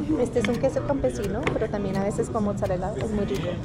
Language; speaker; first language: Spanish; native; Spanish